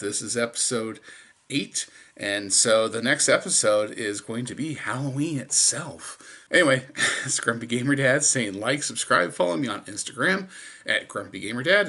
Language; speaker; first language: English; native; English